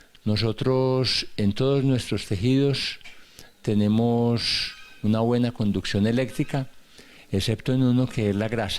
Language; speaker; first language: Spanish; native; Spanish